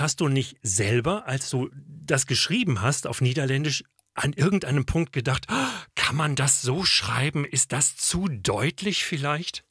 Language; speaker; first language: German; native; German